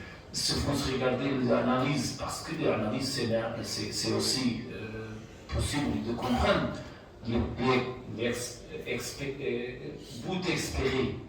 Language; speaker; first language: French; non-native, fluent; Portuguese